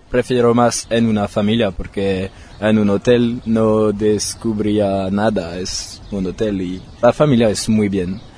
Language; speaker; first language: Spanish; non-native, learner; French